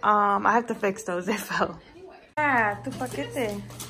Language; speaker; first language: English; early bilingual, other home language; Spanish